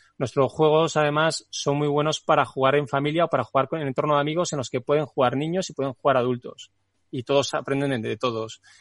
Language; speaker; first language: Spanish; native; Spanish